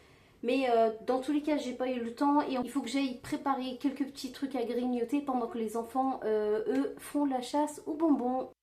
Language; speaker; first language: French; native; French